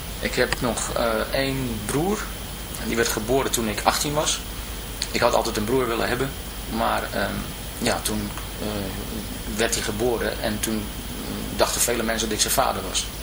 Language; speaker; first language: Dutch; native; Dutch